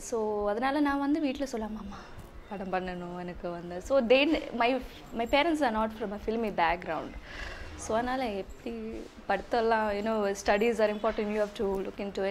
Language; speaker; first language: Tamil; non-native, learner; English